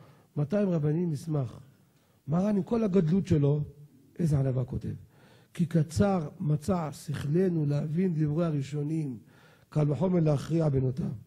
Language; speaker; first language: Hebrew; native; Hebrew